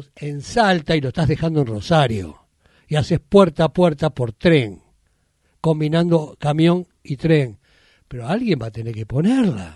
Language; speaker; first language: Spanish; native; Spanish